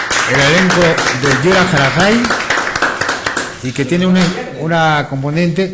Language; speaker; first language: Spanish; native; Spanish